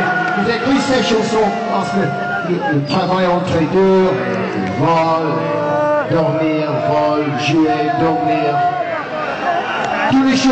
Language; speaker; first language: French; non-native, learner; English